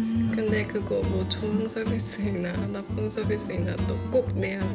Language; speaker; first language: Korean; non-native, learner; Cantonese